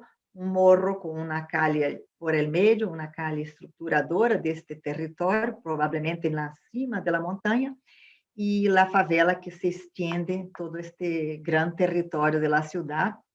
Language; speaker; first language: Spanish; non-native, fluent; Portuguese